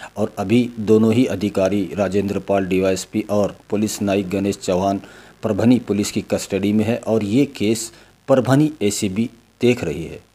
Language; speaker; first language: Hindi; non-native, local second language; Urdu